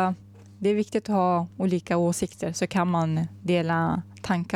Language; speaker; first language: Swedish; non-native, fluent; Arabic